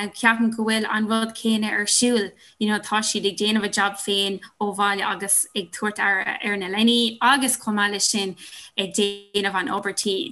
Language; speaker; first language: Irish; non-native, local second language; English